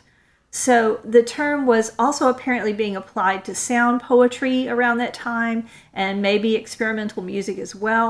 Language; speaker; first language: English; native; English